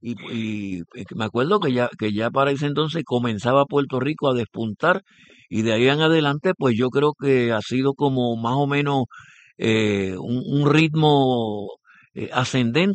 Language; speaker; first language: Spanish; native; Spanish